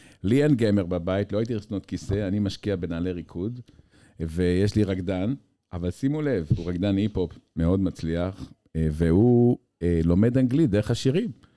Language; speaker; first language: Hebrew; native; Hebrew